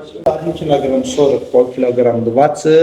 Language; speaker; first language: Russian; non-native, local second language; Azerbaijani